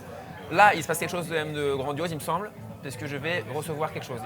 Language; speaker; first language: French; native; French